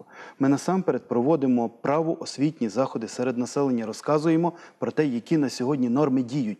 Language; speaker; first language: Ukrainian; native; Ukrainian